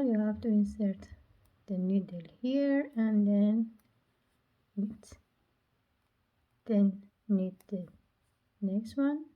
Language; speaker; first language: English; non-native, learner; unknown